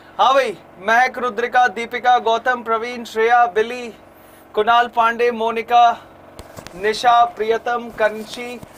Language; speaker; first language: Hindi; native; Hindi